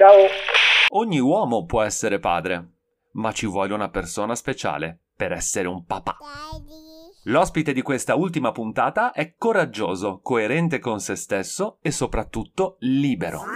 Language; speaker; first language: Italian; native; Italian